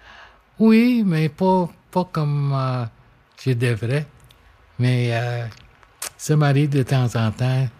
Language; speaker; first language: French; non-native, local second language; English